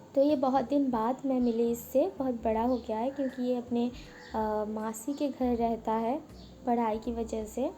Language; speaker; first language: Hindi; non-native, local second language; Bangla